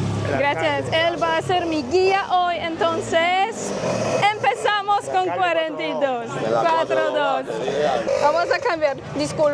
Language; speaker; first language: Spanish; non-native, fluent; Polish